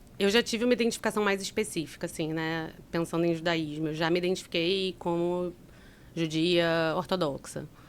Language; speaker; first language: Portuguese; native; Portuguese